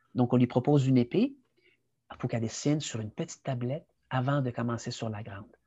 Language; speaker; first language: French; early bilingual, other home language; Spanish